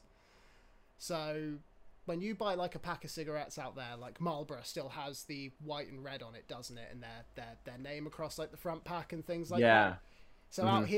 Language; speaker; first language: English; native; English